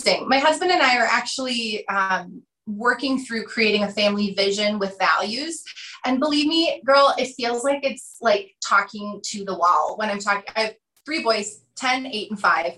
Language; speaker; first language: English; native; English